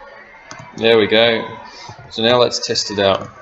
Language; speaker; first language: English; native; English